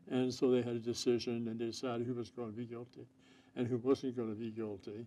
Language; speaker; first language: English; native; English